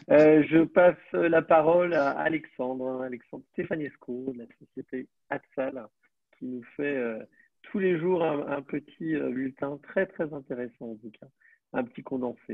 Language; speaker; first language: French; native; French